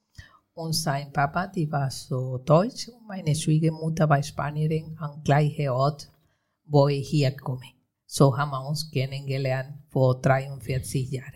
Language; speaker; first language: German; non-native, fluent; Spanish